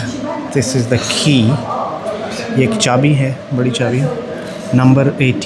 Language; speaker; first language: Hindi; native; Hindi